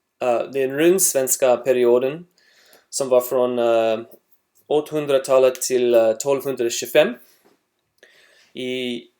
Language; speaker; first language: Swedish; non-native, learner; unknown